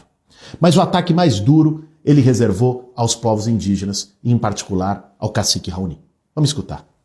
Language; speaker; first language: Portuguese; native; Portuguese